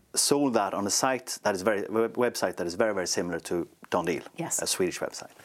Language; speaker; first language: English; non-native, fluent; Swedish